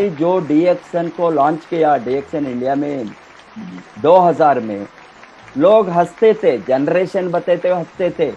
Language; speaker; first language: Hindi; non-native, local second language; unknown